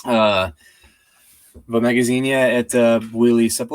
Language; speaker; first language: Russian; non-native, learner; English